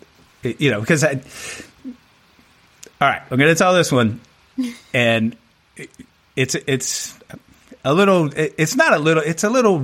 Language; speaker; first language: English; native; English